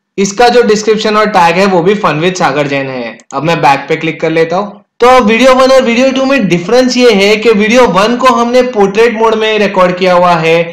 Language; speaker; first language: Hindi; native; Hindi